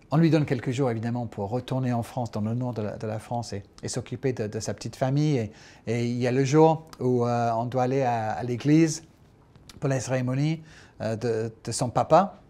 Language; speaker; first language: French; non-native, fluent; English